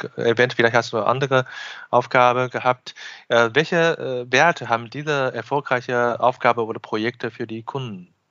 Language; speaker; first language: German; non-native, fluent; Chinese